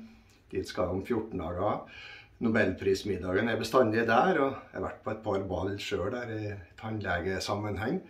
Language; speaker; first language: Norwegian; native; Norwegian